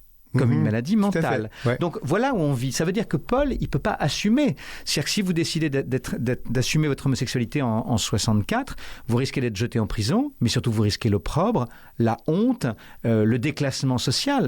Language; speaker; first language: French; native; French